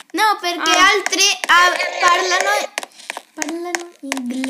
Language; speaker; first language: Italian; non-native, learner; Spanish